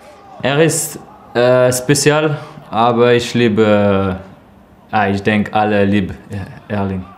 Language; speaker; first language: German; non-native, learner; French